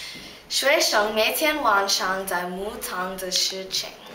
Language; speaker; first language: Chinese; non-native, learner; English